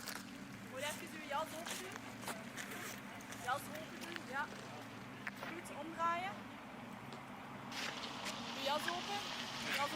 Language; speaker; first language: Dutch; native; Dutch